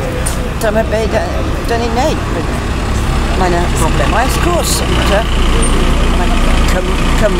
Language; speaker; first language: Welsh; non-native, learner; English